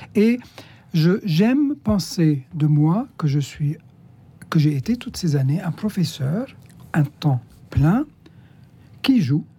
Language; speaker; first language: French; non-native, local second language; Arabic